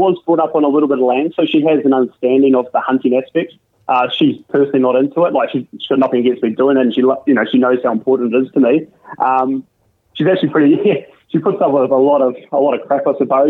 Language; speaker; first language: English; native; English